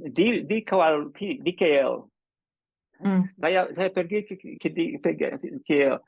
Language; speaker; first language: Indonesian; non-native, learner; English